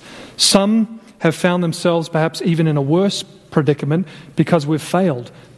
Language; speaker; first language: English; native; English